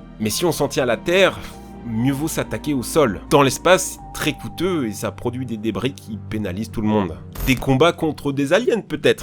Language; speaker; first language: French; native; French